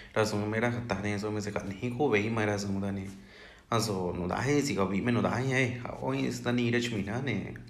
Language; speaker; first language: Spanish; non-native, local second language; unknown